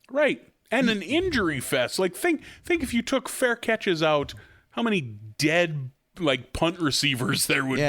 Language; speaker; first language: English; native; English